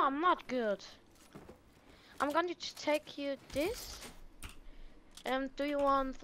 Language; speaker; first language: English; non-native, learner; German